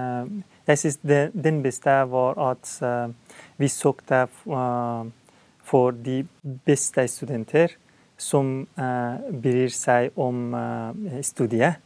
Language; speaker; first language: Norwegian; non-native, learner; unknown